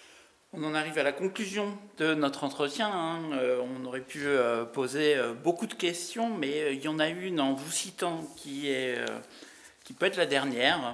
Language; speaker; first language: French; native; French